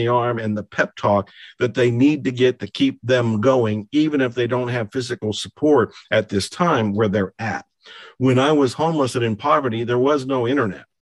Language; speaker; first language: English; native; English